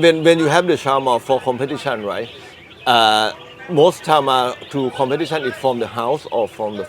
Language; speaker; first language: English; non-native, learner; Thai